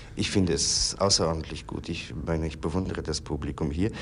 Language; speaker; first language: German; non-native, fluent; Polish